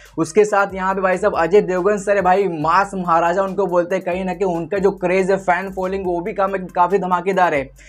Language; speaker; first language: Hindi; native; Hindi